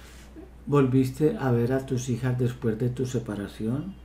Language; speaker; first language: Spanish; native; Spanish